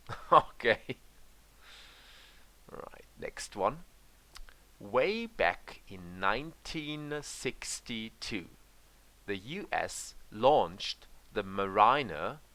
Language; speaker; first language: English; non-native, fluent; German